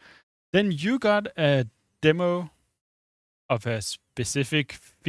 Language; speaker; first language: English; non-native, fluent; Danish